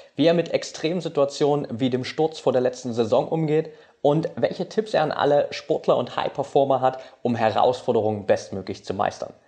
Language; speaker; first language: German; native; German